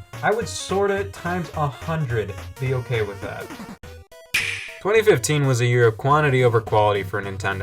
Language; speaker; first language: English; native; English